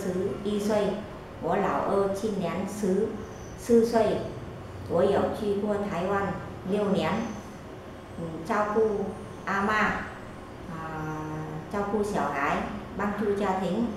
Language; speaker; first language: Chinese; non-native, learner; Vietnamese